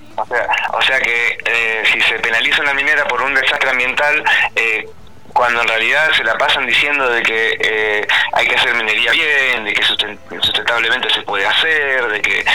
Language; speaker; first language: Spanish; native; Spanish